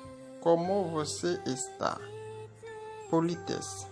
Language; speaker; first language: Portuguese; non-native, learner; Haitian Creole